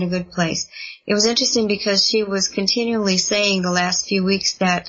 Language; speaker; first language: English; native; English